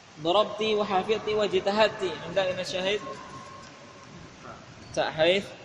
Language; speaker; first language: Arabic; non-native, fluent; Indonesian